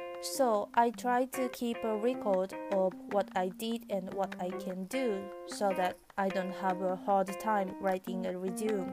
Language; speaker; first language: English; non-native, fluent; Japanese